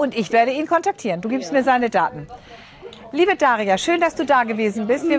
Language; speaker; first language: German; native; German